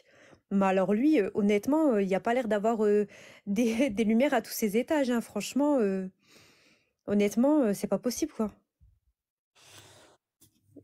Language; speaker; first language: French; native; French